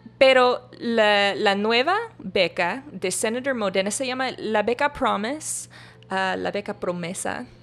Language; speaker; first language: Spanish; non-native, learner; English